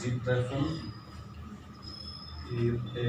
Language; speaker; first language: German; non-native, learner; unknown